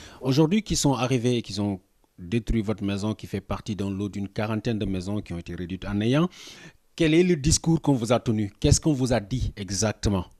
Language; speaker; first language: French; non-native, local second language; Wolof